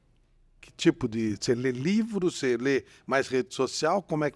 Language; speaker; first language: Portuguese; native; Portuguese